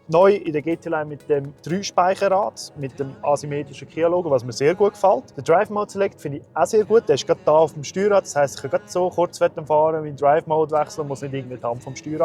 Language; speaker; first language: German; native; German